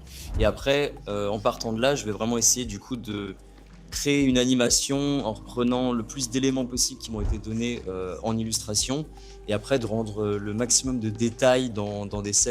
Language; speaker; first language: French; native; French